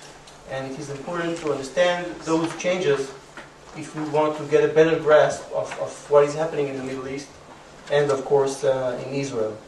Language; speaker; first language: English; non-native, fluent; Hebrew